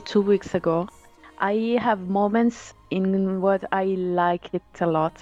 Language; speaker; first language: English; non-native, fluent; Italian